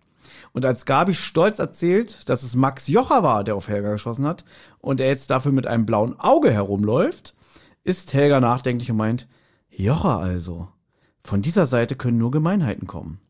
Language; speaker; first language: German; native; German